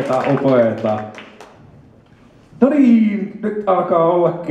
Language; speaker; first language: Finnish; native; Finnish